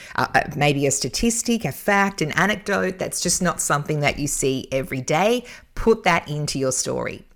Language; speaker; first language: English; native; English